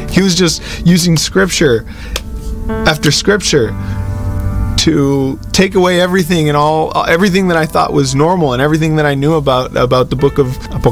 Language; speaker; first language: English; non-native, fluent; Spanish